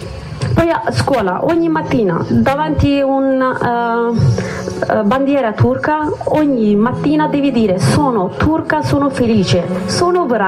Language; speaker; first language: Italian; non-native, learner; Kurdish